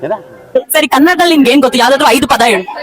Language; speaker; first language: Kannada; native; Kannada